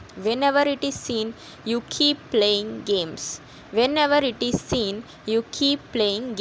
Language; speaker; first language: English; non-native, learner; Hindi